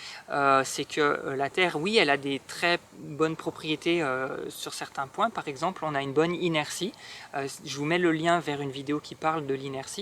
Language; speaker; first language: French; native; French